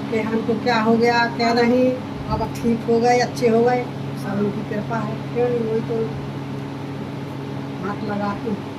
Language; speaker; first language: Hindi; native; Hindi